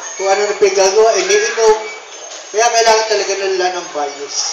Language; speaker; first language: Filipino; native; Filipino